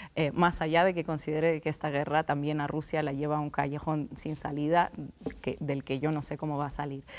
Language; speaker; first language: Spanish; non-native, fluent; Russian